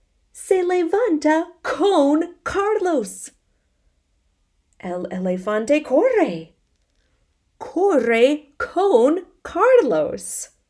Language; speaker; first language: Spanish; non-native, fluent; English